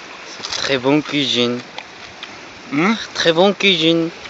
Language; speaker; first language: French; non-native, learner; Korean